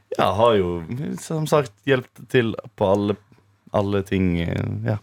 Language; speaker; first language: Norwegian; native; Norwegian